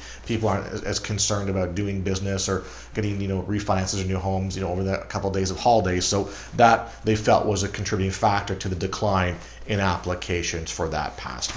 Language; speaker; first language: English; native; English